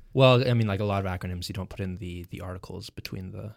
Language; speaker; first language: English; native; English